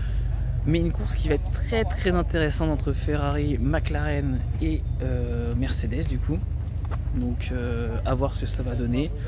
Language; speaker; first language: French; native; French